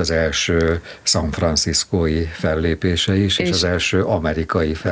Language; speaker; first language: Hungarian; native; Hungarian